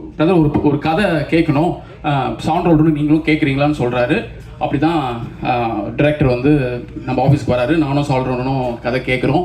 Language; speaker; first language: Tamil; native; Tamil